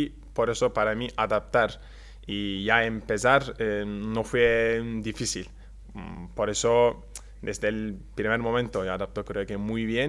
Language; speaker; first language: Spanish; non-native, learner; Turkish